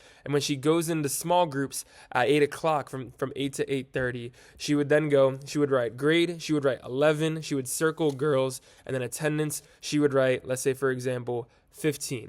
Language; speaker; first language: English; native; English